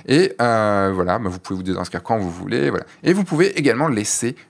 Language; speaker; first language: French; native; French